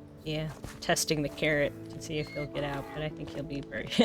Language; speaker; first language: English; native; English